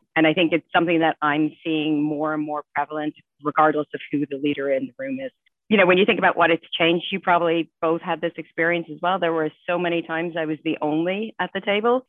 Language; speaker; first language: English; native; English